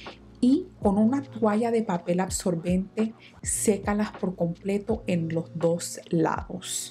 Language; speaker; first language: Spanish; non-native, fluent; English